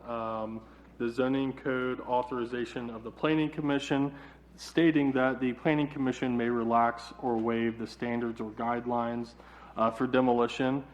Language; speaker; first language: English; native; English